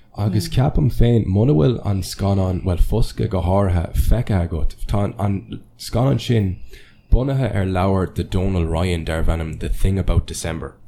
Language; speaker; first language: Irish; non-native, local second language; English